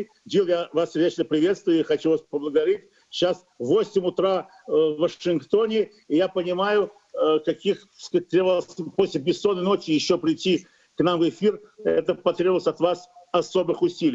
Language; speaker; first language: Russian; native; Russian